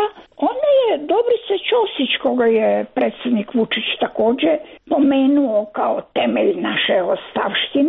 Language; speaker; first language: Croatian; native; Croatian